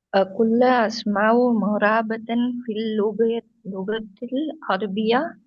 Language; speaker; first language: Arabic; non-native, learner; Urdu